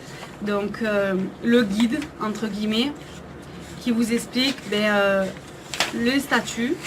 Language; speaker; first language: French; native; French